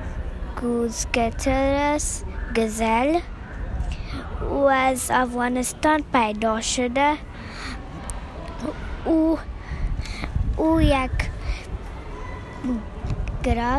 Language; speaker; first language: English; non-native, learner; Persian